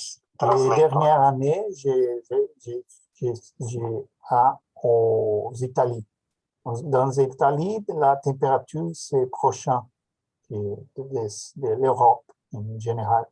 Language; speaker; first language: French; non-native, learner; Portuguese